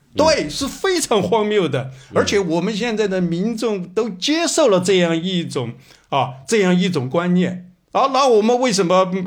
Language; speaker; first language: Chinese; native; Chinese